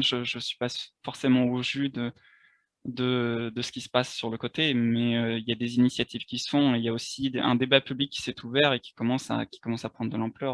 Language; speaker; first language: French; native; French